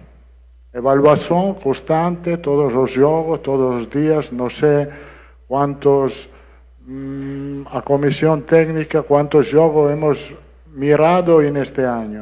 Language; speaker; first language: Portuguese; non-native, learner; Italian